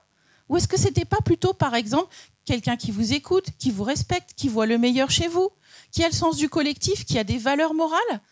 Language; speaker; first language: French; native; French